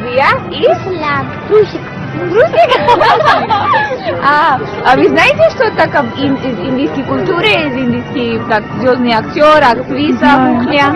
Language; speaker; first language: Russian; non-native, learner; Hindi